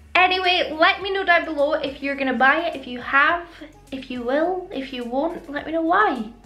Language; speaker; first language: English; native; English